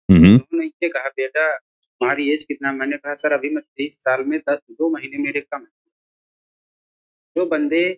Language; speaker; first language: Hindi; native; Hindi